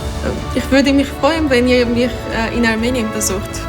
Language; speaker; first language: German; non-native, fluent; Armenian